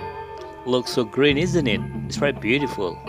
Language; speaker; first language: English; non-native, learner; Indonesian